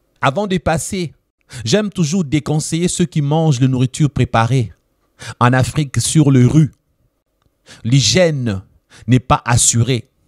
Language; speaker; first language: French; non-native, local second language; Lingala